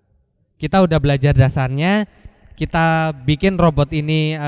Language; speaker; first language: Indonesian; native; Indonesian